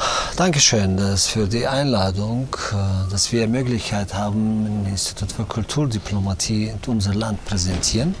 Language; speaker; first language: German; non-native, fluent; Tajik